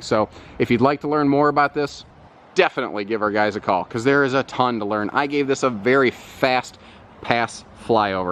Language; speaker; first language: English; native; English